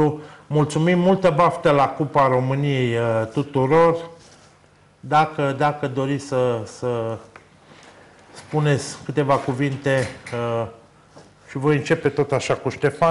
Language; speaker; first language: Romanian; native; Romanian